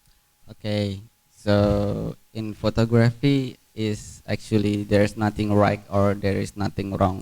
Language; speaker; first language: English; non-native, fluent; Indonesian